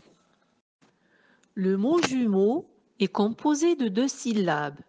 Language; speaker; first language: French; non-native, local second language; Arabic